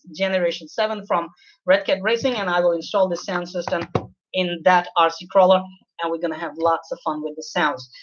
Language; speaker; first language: English; non-native, local second language; Urdu